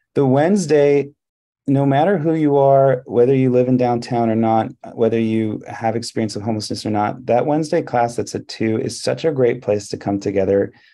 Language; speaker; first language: English; early bilingual, other home language; Hebrew